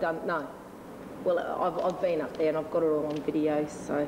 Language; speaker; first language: English; native; English